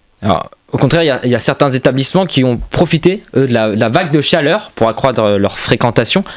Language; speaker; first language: French; native; French